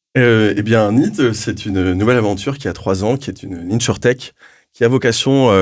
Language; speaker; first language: French; native; French